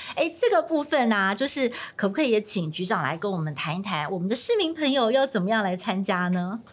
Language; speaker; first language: Chinese; native; Chinese